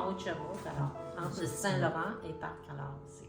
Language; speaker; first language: French; native; French